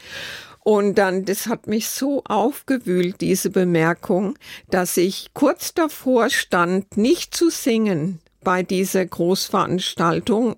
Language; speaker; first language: German; native; German